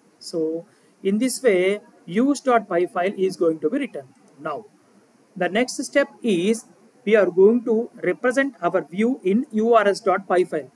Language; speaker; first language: English; non-native, local second language; Telugu